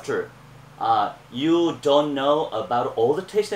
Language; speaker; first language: English; non-native, learner; Korean